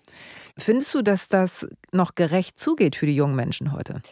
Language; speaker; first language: German; native; German